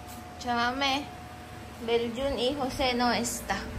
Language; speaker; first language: Spanish; non-native, learner; Filipino